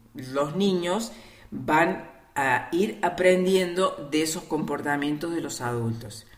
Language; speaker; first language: Spanish; native; Spanish